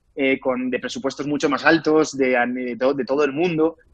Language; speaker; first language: Spanish; native; Spanish